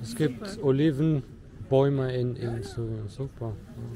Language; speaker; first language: German; non-native, learner; Arabic